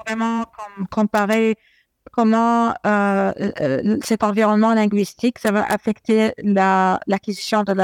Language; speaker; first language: French; non-native, fluent; Arabic